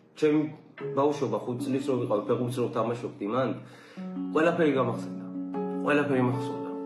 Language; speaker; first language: Georgian; early bilingual, heritage; Georgian